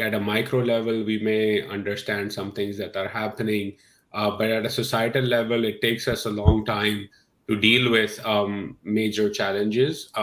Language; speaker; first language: English; non-native, local second language; Urdu